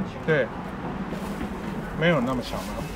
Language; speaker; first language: Chinese; non-native, fluent; Japanese